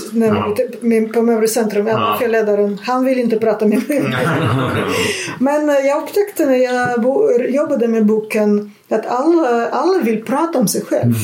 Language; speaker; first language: Swedish; non-native, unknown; Russian